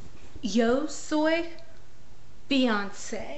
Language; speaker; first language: Spanish; non-native, learner; English